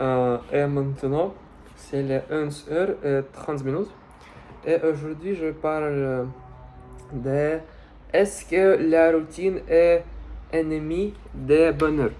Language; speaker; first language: French; non-native, learner; Russian